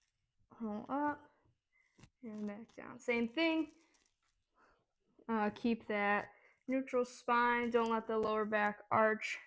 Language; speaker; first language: English; native; English